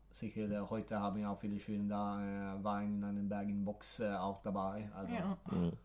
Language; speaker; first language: German; non-native, fluent; Swedish